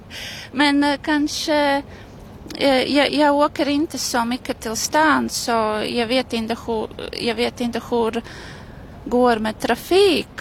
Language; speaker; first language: Swedish; non-native, learner; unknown